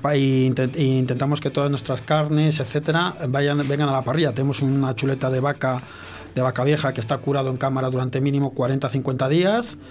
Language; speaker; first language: Spanish; early bilingual, heritage; French